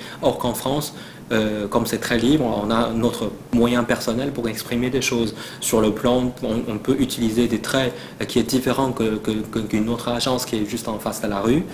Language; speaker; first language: French; non-native, fluent; Chinese